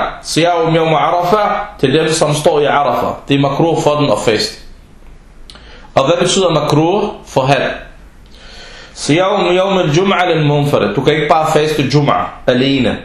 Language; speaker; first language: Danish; non-native, fluent; Arabic